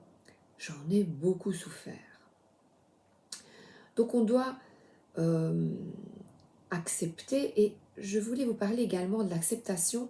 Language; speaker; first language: French; native; French